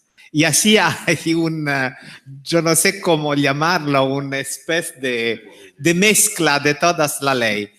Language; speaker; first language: Spanish; non-native, fluent; Italian